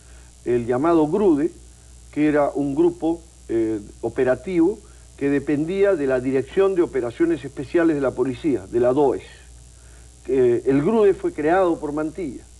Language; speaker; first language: Spanish; native; Spanish